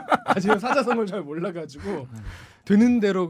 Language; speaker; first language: Korean; native; Korean